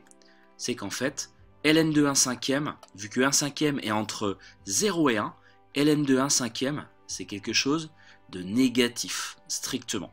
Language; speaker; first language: French; native; French